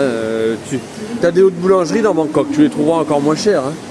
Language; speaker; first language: French; native; French